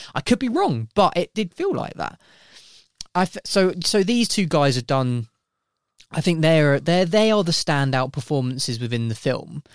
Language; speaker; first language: English; native; English